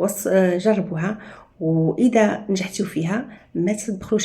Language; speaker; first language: Arabic; native; Arabic